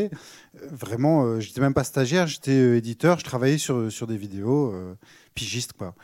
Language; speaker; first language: French; native; French